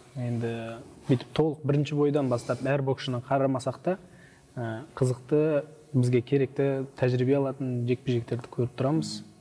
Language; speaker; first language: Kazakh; non-native, local second language; Uzbek